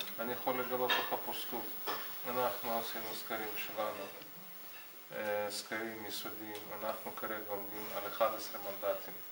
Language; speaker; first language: Hebrew; non-native, fluent; Russian